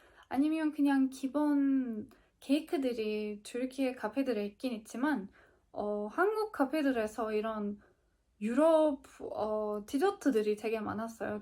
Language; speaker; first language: Korean; non-native, fluent; Turkish